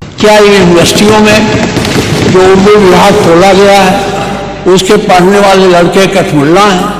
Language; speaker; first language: Hindi; native; Hindi